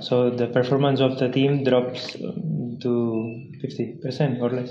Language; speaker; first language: English; non-native, fluent; Spanish